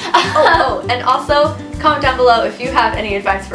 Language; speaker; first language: English; native; English